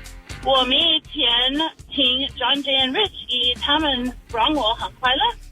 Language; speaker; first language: Chinese; non-native, learner; English